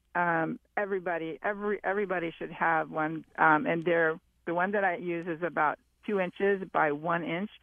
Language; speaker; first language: English; native; English